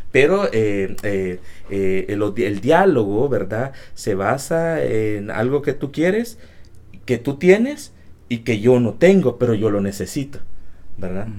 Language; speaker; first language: Spanish; native; Spanish